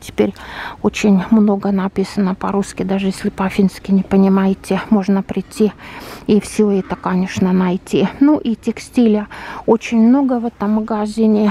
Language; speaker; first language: Russian; native; Russian